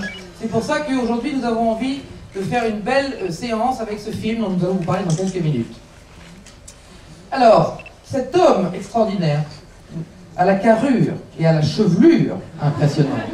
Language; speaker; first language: French; native; French